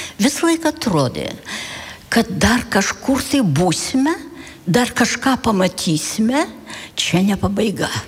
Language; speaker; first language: Lithuanian; early bilingual, heritage; Lithuanian